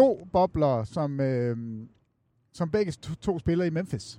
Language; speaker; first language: Danish; native; Danish